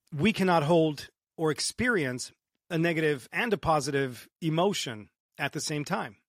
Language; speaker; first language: English; early bilingual, other home language; Romanian